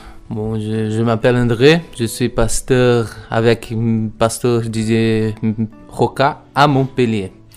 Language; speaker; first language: French; non-native, fluent; Portuguese